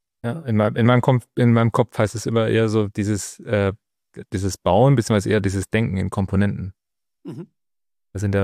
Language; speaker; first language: German; native; German